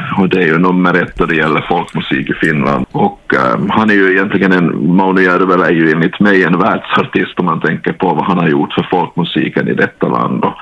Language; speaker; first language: Swedish; native; Swedish